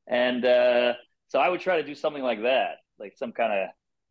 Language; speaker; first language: English; native; English